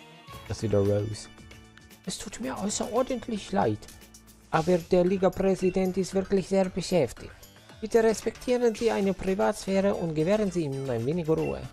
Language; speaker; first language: German; native; German